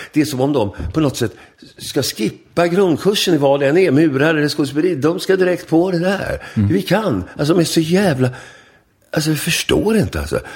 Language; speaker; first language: Swedish; native; Swedish